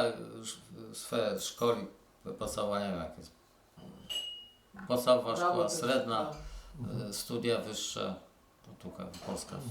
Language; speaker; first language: Macedonian; early bilingual, heritage; Polish